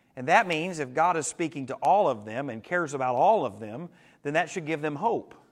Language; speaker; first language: English; native; English